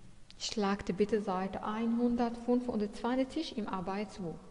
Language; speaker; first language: German; non-native, fluent; Arabic